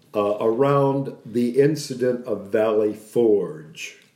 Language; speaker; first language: English; native; English